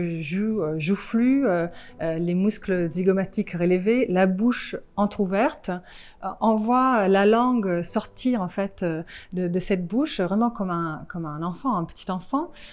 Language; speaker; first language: French; non-native, fluent; Italian